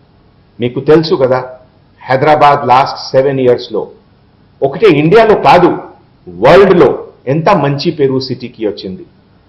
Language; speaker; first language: Telugu; non-native, fluent; Hindi